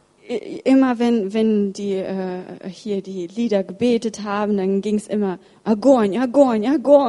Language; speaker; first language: German; early bilingual, other home language; Russian